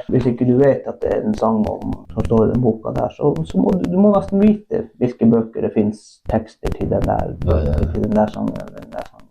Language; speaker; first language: Norwegian; non-native, local second language; Northern Sami